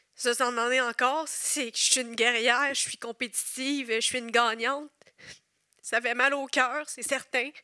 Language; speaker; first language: French; native; French